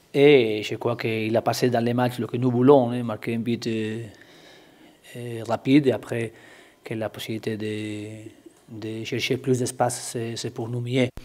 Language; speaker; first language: French; non-native, learner; Spanish